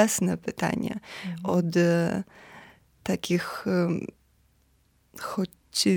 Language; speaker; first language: Polish; non-native, fluent; Ukrainian